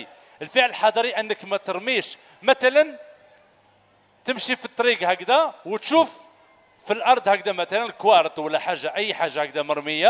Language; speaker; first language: Arabic; native; Arabic